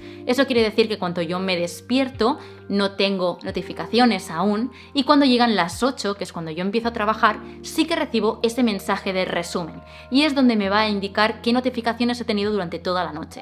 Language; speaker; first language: Spanish; native; Spanish